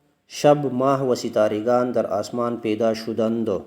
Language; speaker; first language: Persian; non-native, fluent; Urdu